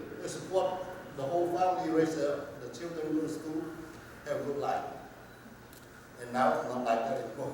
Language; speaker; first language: English; non-native, learner; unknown